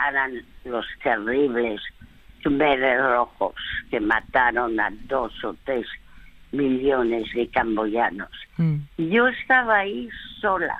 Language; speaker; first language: Spanish; early bilingual, other home language; French